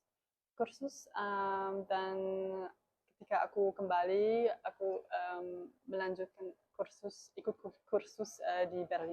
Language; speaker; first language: Indonesian; non-native, learner; German